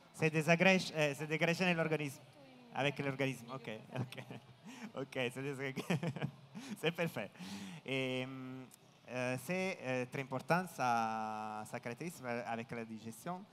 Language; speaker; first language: French; non-native, learner; Italian